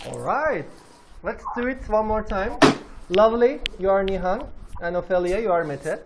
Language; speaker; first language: English; non-native, fluent; Turkish